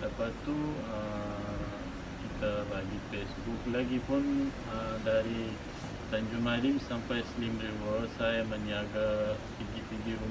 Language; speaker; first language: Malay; non-native, learner; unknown